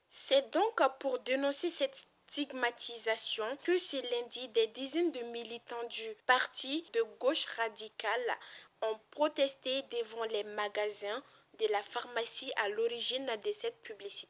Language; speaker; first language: French; non-native, local second language; Bambara